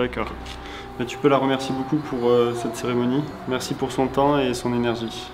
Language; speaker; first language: French; native; French